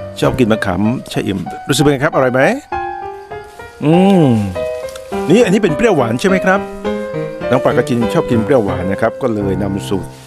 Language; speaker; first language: Thai; native; Thai